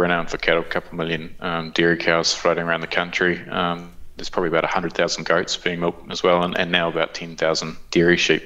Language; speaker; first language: English; native; English